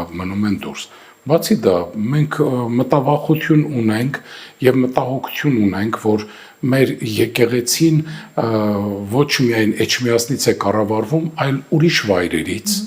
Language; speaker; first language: Armenian; native; Armenian